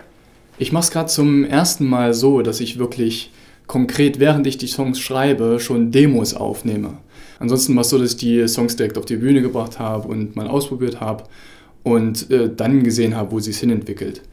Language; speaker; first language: German; native; German